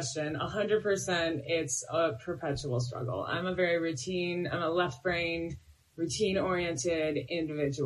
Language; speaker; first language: English; native; English